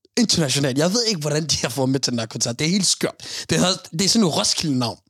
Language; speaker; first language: Danish; early bilingual, other home language; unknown